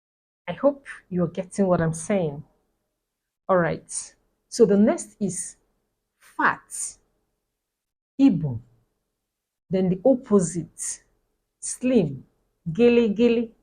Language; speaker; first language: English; non-native, local second language; Igbo